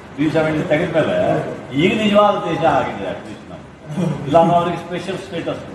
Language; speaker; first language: Kannada; non-native, local second language; Konkani